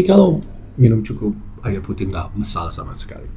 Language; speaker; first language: Indonesian; non-native, fluent; English